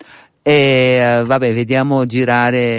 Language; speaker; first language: Italian; native; Italian